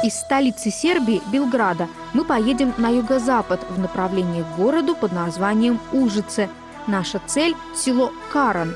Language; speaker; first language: Russian; native; Russian